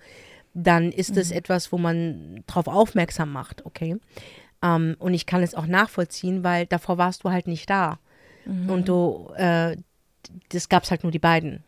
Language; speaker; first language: German; native; German